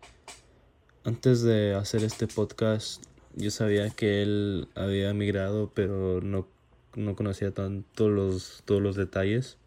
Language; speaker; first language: Spanish; early bilingual, heritage; Spanish